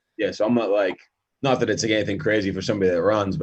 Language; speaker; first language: English; native; English